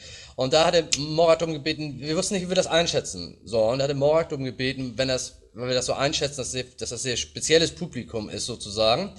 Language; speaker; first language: German; native; German